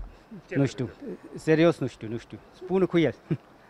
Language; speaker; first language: Romanian; non-native, learner; German